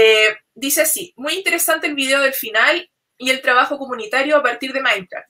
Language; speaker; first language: Spanish; native; Spanish